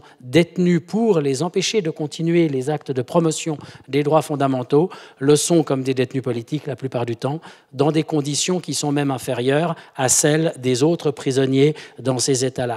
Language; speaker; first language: French; native; French